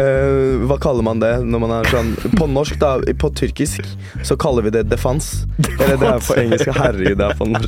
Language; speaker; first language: Norwegian; early bilingual, other home language; Turkish